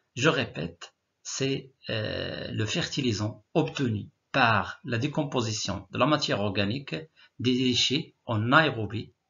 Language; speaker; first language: French; non-native, local second language; Arabic